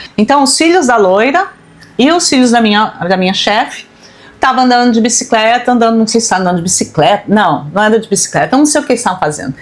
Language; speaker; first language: Portuguese; native; Portuguese